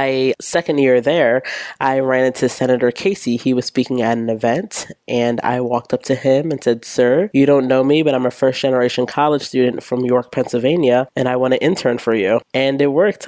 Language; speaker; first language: English; native; English